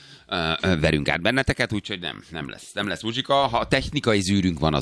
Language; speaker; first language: Hungarian; native; Hungarian